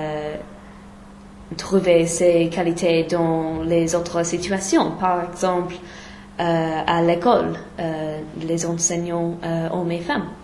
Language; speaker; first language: French; non-native, fluent; English